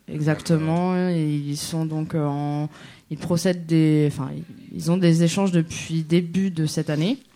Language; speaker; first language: French; native; French